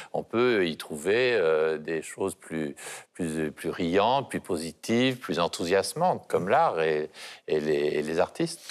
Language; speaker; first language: French; native; French